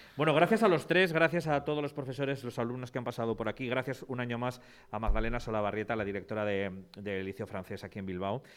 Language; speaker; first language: Spanish; native; Spanish